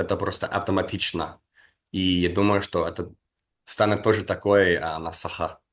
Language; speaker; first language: Russian; non-native, fluent; English